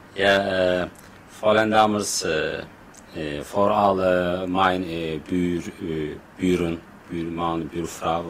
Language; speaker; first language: Dutch; non-native, learner; Turkish